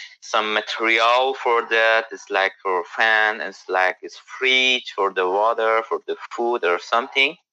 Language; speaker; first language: English; non-native, learner; Persian